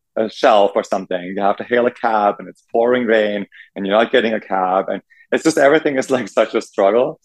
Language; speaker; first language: English; non-native, fluent; German